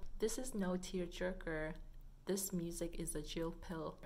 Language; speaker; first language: English; non-native, fluent; Vietnamese